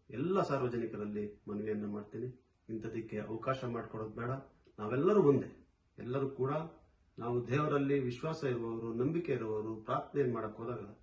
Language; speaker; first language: Kannada; non-native, local second language; Kodava